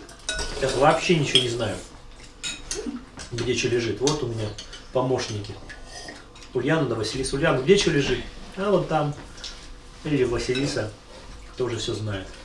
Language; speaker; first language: Russian; native; Russian